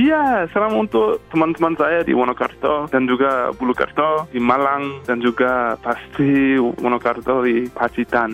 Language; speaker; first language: Indonesian; non-native, fluent; English